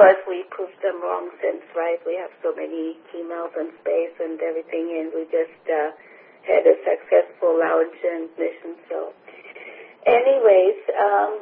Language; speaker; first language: English; non-native, fluent; German